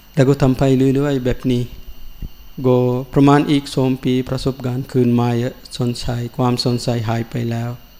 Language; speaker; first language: Thai; non-native, learner; Sinhala